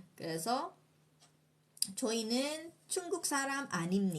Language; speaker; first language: Korean; non-native, fluent; Filipino